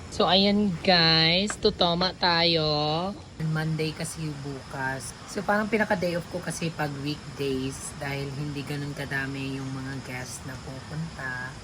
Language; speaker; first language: Filipino; non-native, local second language; Waray